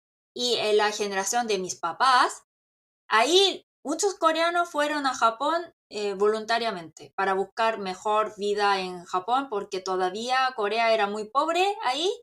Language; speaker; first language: Spanish; non-native, local second language; Korean